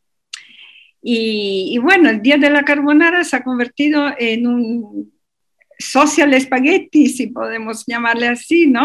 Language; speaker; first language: Spanish; non-native, fluent; Italian